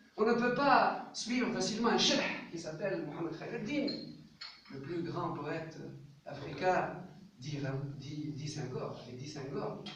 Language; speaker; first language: French; non-native, local second language; Arabic